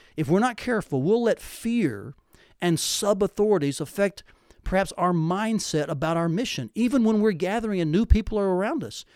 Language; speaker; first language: English; native; English